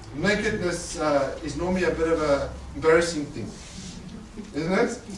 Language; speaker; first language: English; native; English